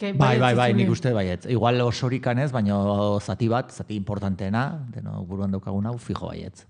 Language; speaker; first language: Basque; native; Basque